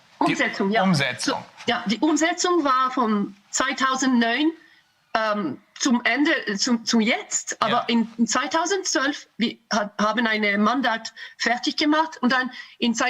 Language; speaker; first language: German; non-native, learner; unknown